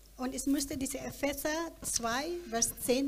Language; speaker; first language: German; non-native, learner; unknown